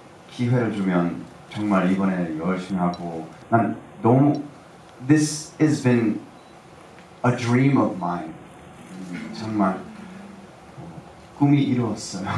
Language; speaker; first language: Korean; early bilingual, heritage; English